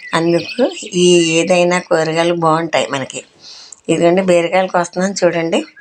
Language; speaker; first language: Telugu; non-native, local second language; Urdu